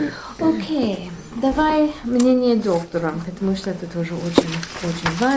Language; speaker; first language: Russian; non-native, learner; English